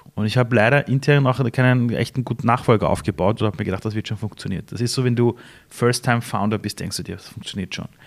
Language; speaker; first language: German; early bilingual, other home language; Persian